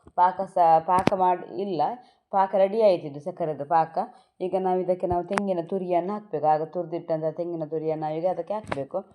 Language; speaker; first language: Kannada; non-native, local second language; Tulu